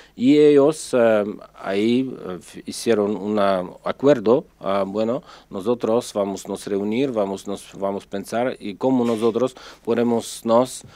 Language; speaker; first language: Spanish; non-native, fluent; Czech